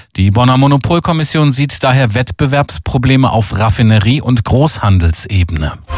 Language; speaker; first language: German; native; German